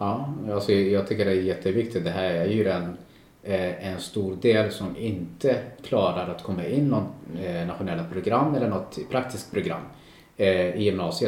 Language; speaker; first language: Swedish; non-native, local second language; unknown